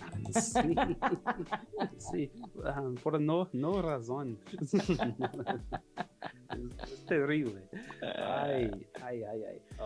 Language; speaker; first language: Spanish; non-native, learner; English